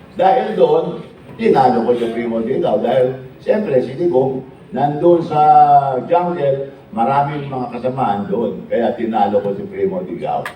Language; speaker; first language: Filipino; non-native, local second language; Iloko